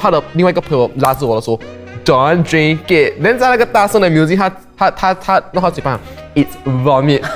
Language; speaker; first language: Chinese; non-native, local second language; English